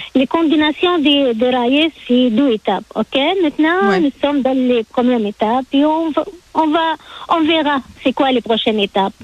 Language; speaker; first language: French; non-native, learner; Arabic